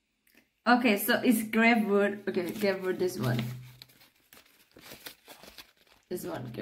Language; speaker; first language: English; non-native, learner; Thai